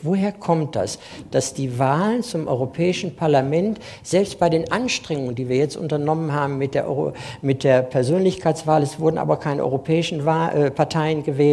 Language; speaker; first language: German; native; German